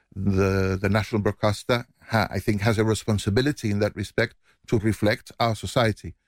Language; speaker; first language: English; non-native, fluent; Spanish